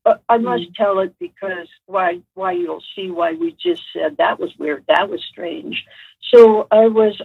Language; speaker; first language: English; native; English